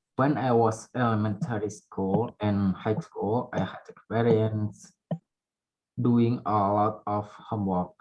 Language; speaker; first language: English; non-native, learner; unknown